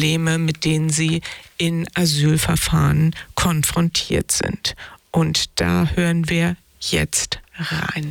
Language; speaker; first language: German; native; German